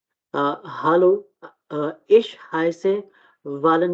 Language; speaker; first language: German; non-native, fluent; Urdu